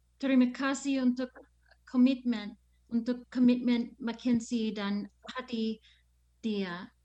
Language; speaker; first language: Indonesian; non-native, fluent; English